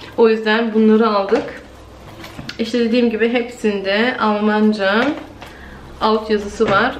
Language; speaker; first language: Turkish; early bilingual, heritage; Turkish